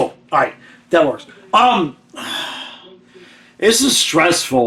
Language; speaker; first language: English; native; English